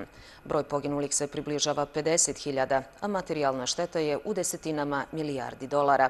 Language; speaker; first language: Serbian; native; Serbian